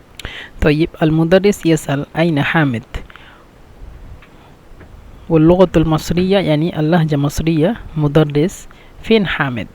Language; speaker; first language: Arabic; non-native, fluent; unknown